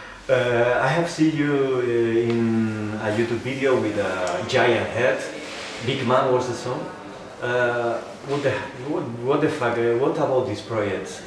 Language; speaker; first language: English; non-native, learner; Spanish